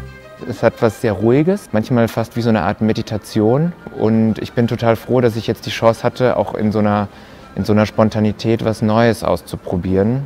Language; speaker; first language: German; native; German